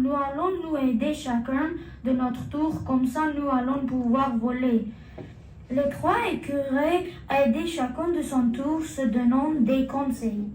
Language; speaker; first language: French; non-native, learner; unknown